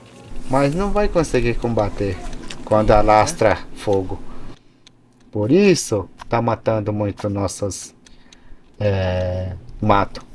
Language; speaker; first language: Portuguese; non-native, local second language; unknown